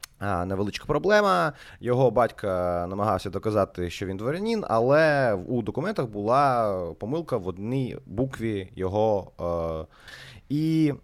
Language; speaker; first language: Ukrainian; native; Ukrainian